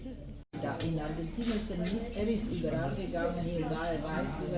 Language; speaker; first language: German; non-native, learner; Italian